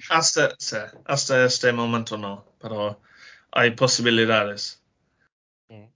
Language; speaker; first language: Spanish; non-native, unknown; English